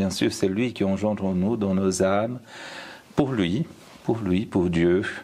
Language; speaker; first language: French; non-native, fluent; Portuguese